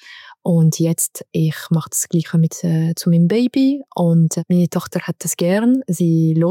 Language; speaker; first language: German; non-native, local second language; French